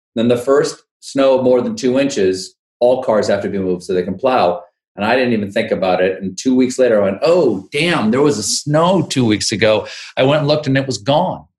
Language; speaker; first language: English; native; English